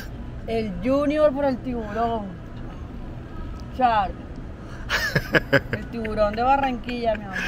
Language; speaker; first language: Spanish; native; Spanish